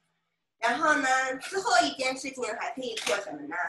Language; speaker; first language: Chinese; native; Chinese